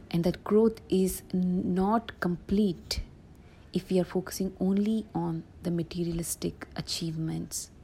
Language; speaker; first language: English; non-native, local second language; Telugu